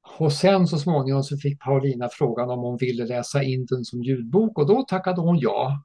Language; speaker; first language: Swedish; early bilingual, other home language; English